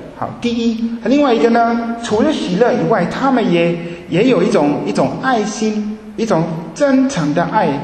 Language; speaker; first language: Chinese; early bilingual, heritage; Chinese